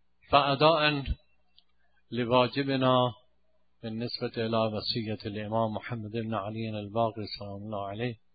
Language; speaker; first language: Arabic; non-native, fluent; Persian